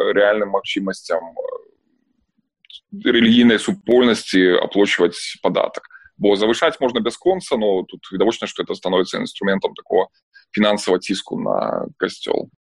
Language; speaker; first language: Belarusian; non-native, local second language; Russian